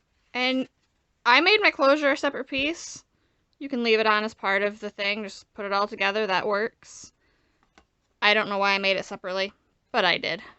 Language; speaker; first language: English; native; English